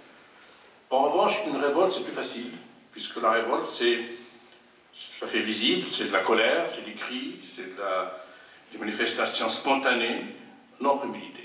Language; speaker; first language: French; non-native, local second language; Arabic